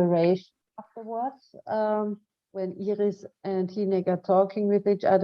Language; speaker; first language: English; non-native, fluent; German